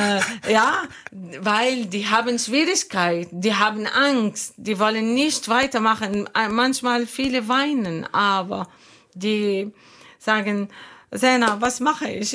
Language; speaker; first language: German; non-native, learner; Arabic